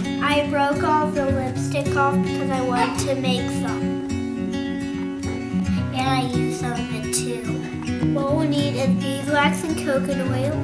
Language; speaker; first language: English; native; English